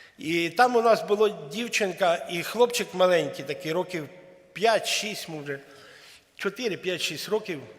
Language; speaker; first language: Ukrainian; non-native, local second language; Russian